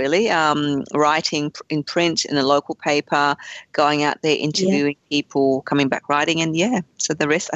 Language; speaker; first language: English; native; English